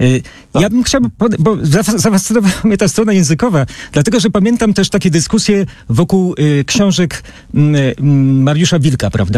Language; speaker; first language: Polish; native; Polish